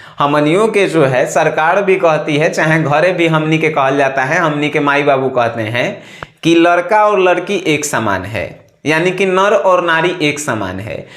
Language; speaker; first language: Hindi; native; Hindi